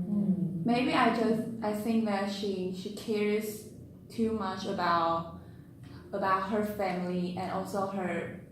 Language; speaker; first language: English; non-native, learner; Chinese